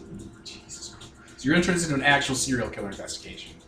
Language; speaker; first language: English; native; English